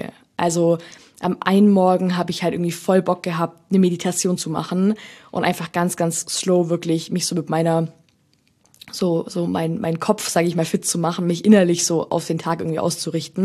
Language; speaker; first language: German; native; German